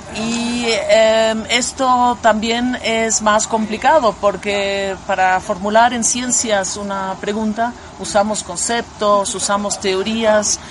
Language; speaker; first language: Spanish; non-native, fluent; German